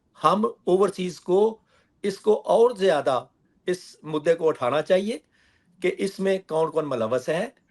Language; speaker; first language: Urdu; non-native, local second language; Punjabi